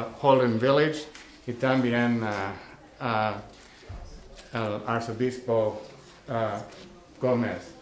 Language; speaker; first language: Spanish; non-native, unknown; English